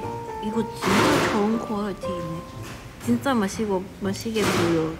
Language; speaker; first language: Korean; non-native, learner; Cantonese